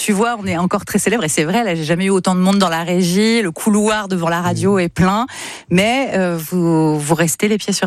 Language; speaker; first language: French; native; French